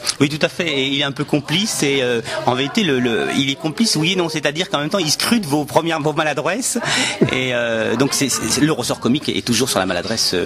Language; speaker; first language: French; native; French